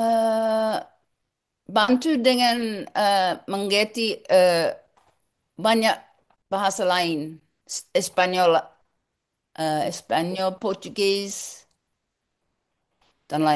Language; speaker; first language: Indonesian; non-native, learner; English